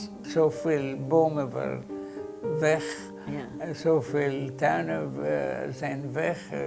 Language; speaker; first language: Dutch; non-native, learner; Hebrew